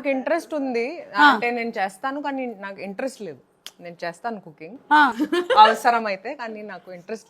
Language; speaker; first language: Telugu; non-native, fluent; Hindi